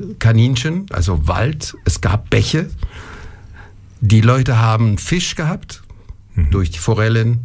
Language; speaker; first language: German; non-native, local second language; French